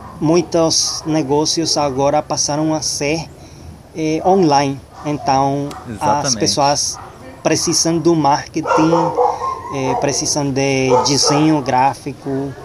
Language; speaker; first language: Portuguese; non-native, learner; Spanish